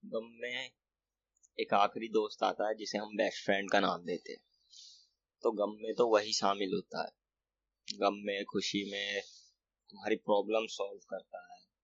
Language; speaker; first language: Hindi; native; Hindi